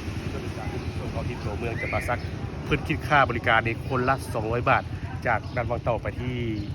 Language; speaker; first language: Thai; native; Thai